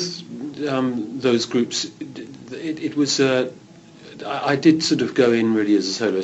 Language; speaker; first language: English; native; English